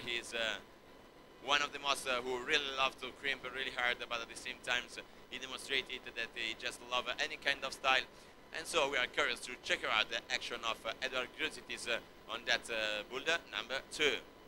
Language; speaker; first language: English; non-native, fluent; Italian